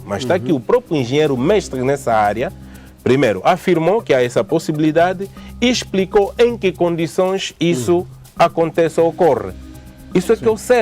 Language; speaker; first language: Portuguese; native; Portuguese